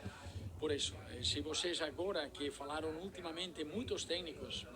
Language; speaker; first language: Portuguese; non-native, learner; Spanish